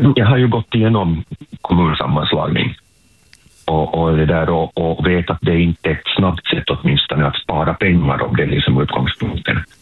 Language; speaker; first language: Swedish; native; Swedish